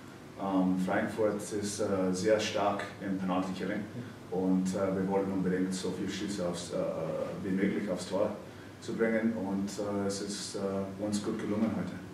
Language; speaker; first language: German; non-native, fluent; English